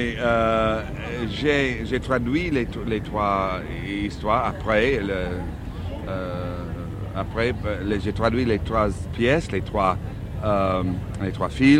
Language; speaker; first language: French; non-native, learner; English